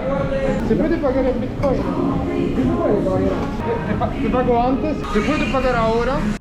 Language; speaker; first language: Spanish; non-native, learner; Italian